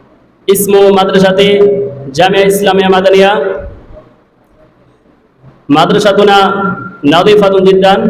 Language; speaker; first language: Arabic; non-native, learner; Bangla